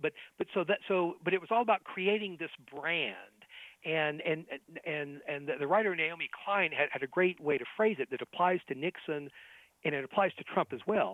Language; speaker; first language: English; native; English